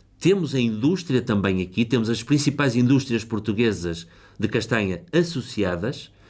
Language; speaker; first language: Portuguese; native; Portuguese